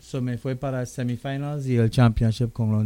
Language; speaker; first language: Spanish; non-native, local second language; English